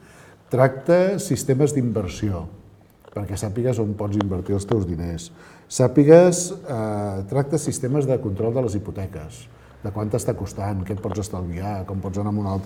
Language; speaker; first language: Catalan; native; Catalan